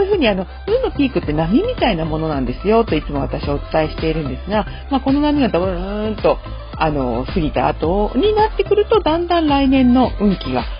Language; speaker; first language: Japanese; native; Japanese